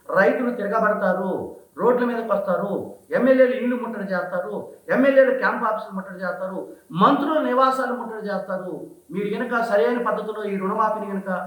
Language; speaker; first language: Telugu; native; Telugu